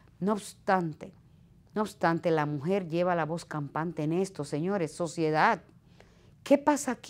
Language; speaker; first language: Spanish; native; Spanish